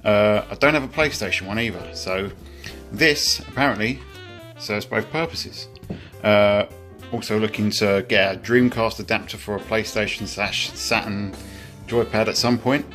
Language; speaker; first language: English; native; English